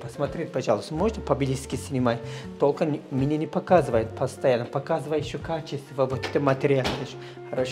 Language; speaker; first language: Russian; non-native, learner; Turkish